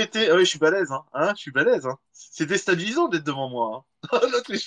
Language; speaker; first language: French; native; French